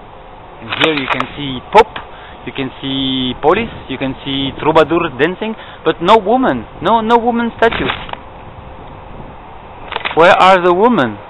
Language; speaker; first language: English; non-native, fluent; French